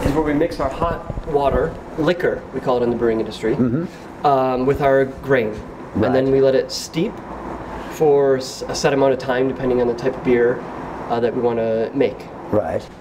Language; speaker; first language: English; native; English